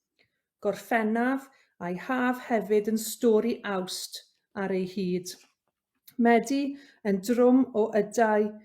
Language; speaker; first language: Welsh; native; Welsh